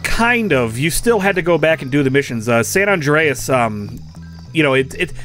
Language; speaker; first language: English; native; English